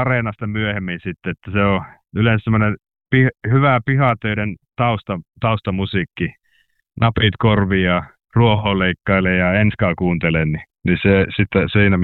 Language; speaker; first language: Finnish; native; Finnish